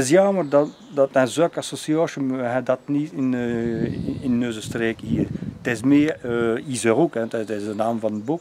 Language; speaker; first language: Dutch; non-native, local second language; French